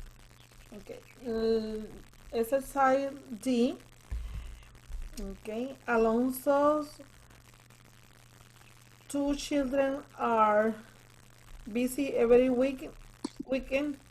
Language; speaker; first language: English; non-native, learner; Spanish